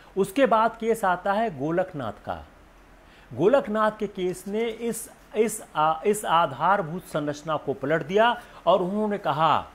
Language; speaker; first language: Hindi; native; Hindi